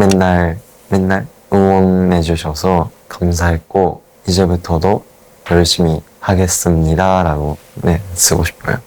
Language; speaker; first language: Korean; non-native, fluent; Japanese